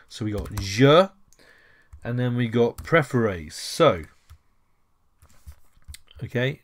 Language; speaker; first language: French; non-native, fluent; English